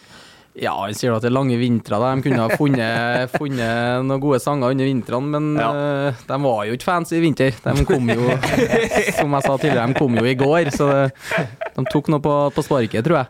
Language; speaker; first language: Norwegian; native; Norwegian